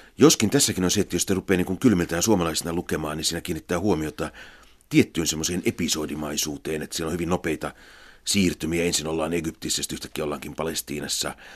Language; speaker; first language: Finnish; native; Finnish